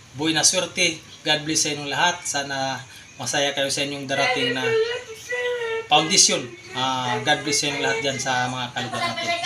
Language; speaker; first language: Filipino; non-native, local second language; Cebuano